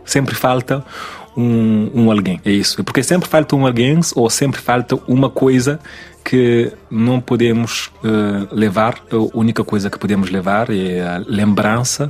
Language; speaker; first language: Portuguese; non-native, learner; Kabuverdianu